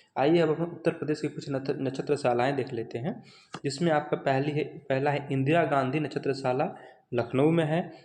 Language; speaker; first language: Hindi; native; Hindi